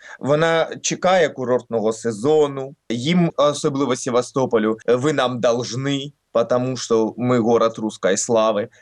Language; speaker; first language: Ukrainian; non-native, local second language; Russian